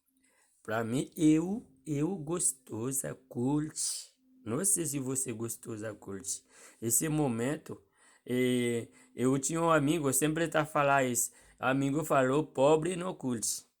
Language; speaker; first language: Portuguese; non-native, learner; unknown